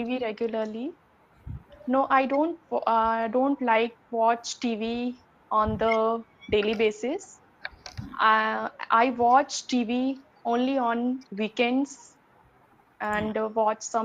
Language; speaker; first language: English; non-native, learner; Hindi